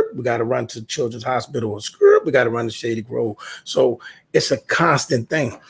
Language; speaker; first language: English; native; English